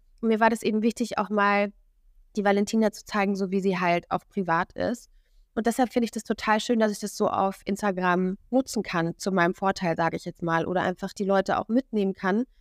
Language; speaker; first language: German; native; German